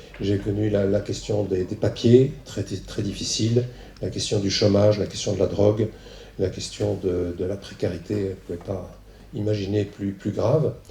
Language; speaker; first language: French; native; French